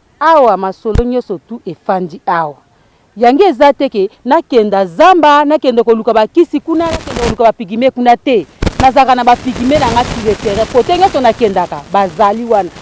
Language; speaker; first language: Lingala; non-native, local second language; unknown